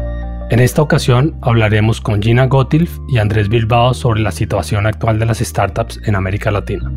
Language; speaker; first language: Spanish; native; Spanish